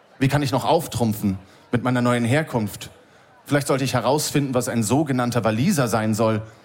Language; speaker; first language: German; native; German